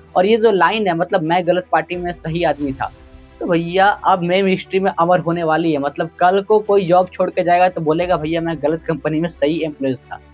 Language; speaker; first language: Hindi; native; Hindi